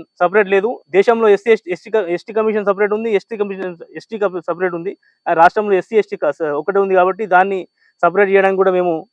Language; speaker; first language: Telugu; non-native, local second language; Lambadi